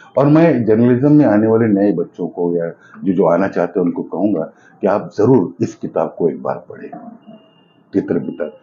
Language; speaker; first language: Hindi; native; Hindi